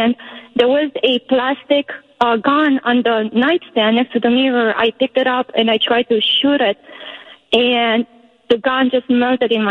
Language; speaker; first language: English; non-native, fluent; Romanian